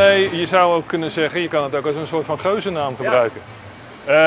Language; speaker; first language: Dutch; native; Dutch